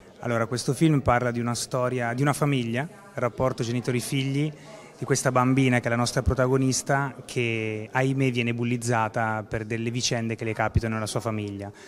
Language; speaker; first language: Italian; native; Italian